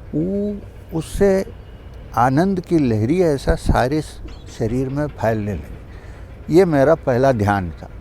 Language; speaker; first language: Hindi; non-native, local second language; Urdu